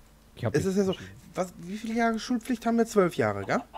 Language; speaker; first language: German; native; German